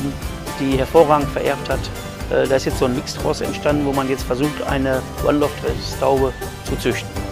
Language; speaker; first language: German; native; German